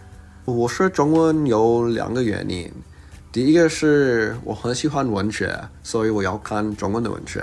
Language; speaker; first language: Chinese; early bilingual, heritage; English